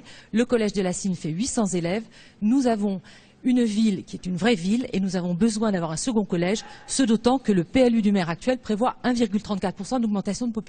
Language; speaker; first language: French; native; French